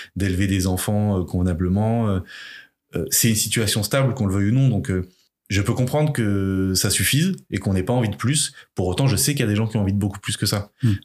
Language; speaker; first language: French; native; French